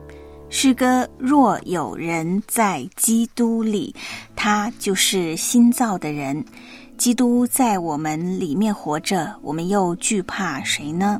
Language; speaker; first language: Chinese; native; Chinese